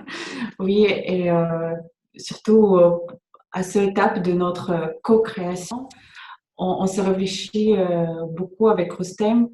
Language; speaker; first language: French; non-native, fluent; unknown